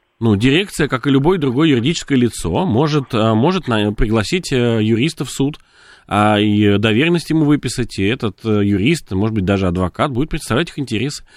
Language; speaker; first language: Russian; native; Russian